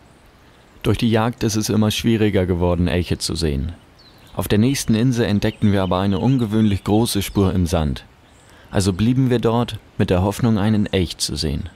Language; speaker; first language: German; native; German